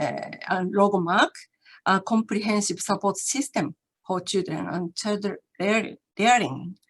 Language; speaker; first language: English; non-native, learner; Japanese